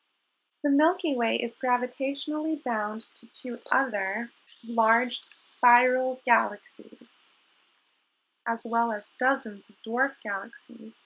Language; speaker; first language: English; native; English